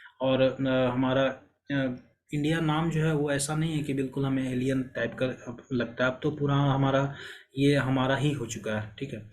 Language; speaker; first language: Hindi; native; Hindi